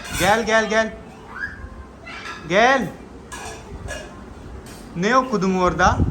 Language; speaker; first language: Turkish; non-native, learner; Urdu